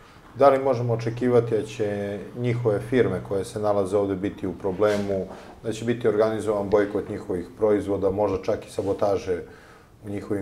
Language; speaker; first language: Serbian; native; Serbian